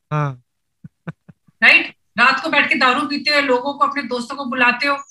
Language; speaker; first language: Hindi; native; Hindi